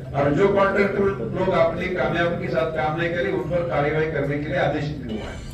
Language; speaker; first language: Hindi; non-native, local second language; Marathi